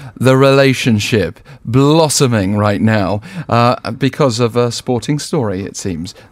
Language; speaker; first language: English; native; English